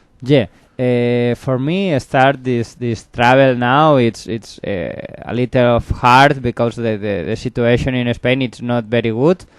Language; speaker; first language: English; non-native, learner; Spanish